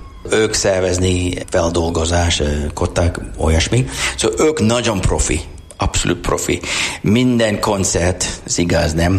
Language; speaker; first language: Hungarian; non-native, learner; English